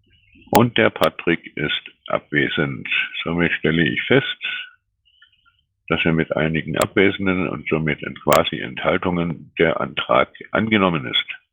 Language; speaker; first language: German; native; German